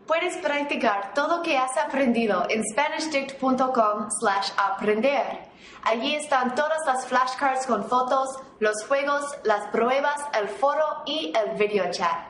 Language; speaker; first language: Spanish; non-native, fluent; English